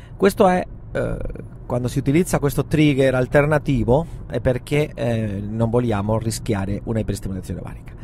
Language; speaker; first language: Italian; non-native, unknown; Spanish